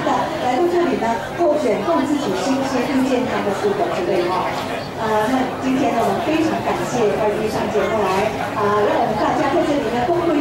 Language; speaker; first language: Chinese; native; Chinese